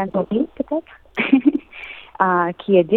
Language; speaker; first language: French; non-native, learner; English